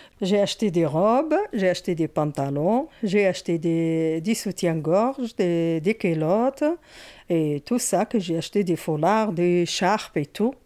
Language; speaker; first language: French; non-native, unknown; Arabic